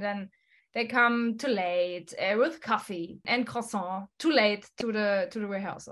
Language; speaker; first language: English; non-native, fluent; German